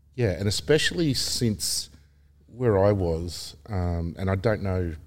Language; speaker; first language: English; native; English